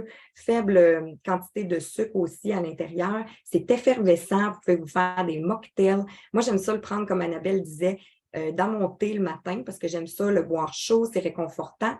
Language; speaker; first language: French; native; French